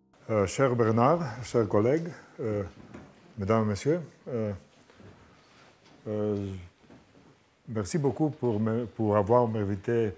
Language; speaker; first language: French; non-native, learner; Greek